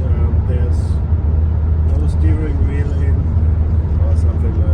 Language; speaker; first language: English; non-native, learner; German